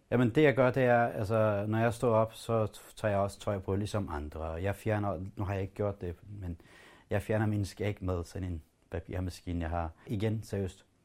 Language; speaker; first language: Danish; early bilingual, other home language; Kurdish